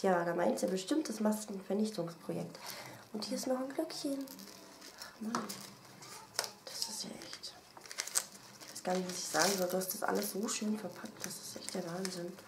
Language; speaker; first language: German; native; German